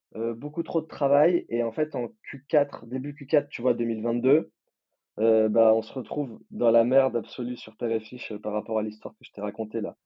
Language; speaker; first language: French; native; French